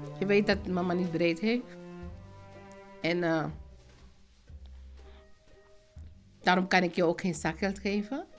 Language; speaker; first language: Dutch; non-native, fluent; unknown